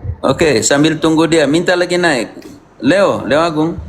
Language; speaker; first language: Indonesian; native; Indonesian